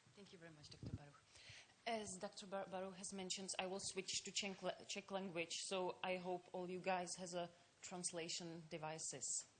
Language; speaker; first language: English; non-native, learner; Czech